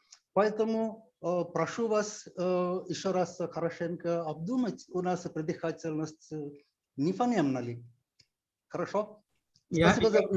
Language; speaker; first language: Russian; non-native, fluent; Telugu